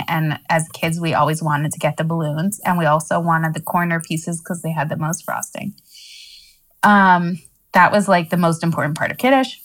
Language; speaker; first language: English; native; English